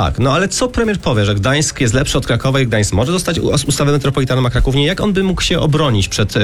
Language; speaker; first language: Polish; native; Polish